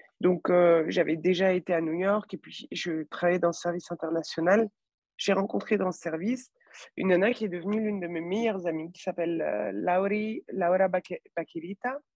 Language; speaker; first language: French; native; French